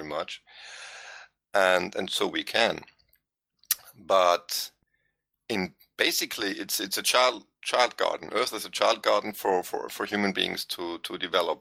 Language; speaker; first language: English; non-native, fluent; German